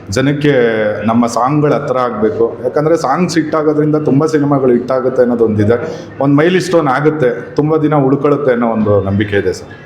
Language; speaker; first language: Kannada; native; Kannada